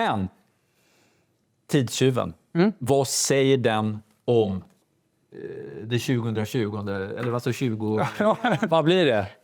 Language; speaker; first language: Swedish; native; Swedish